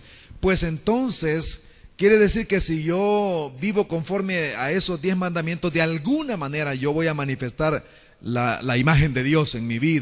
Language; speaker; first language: Spanish; native; Spanish